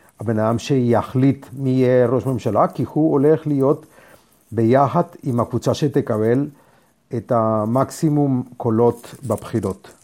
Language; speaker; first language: Hebrew; non-native, fluent; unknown